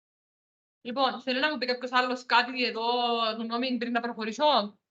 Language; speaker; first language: Greek; native; Greek